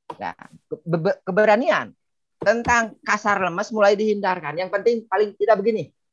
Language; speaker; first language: Indonesian; non-native, local second language; Sundanese